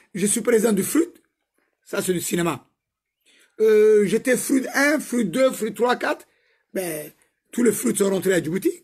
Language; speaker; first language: French; non-native, local second language; Somali